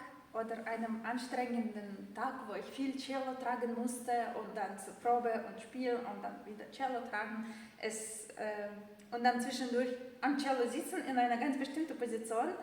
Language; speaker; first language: German; non-native, fluent; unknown